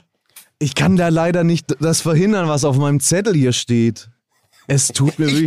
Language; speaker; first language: German; native; German